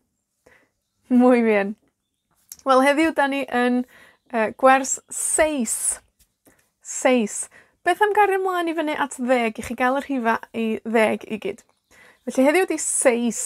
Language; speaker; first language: Welsh; native; Welsh